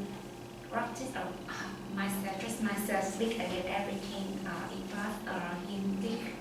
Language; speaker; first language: English; non-native, learner; Vietnamese